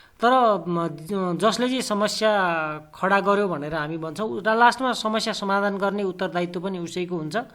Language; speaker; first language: Nepali; native; Nepali